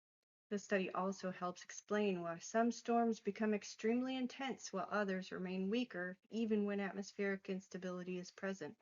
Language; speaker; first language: English; native; English